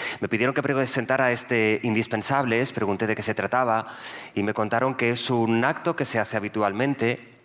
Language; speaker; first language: Spanish; native; Spanish